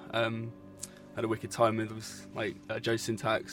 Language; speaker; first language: English; native; English